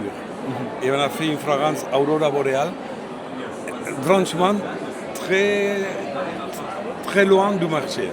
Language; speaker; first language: French; non-native, fluent; Spanish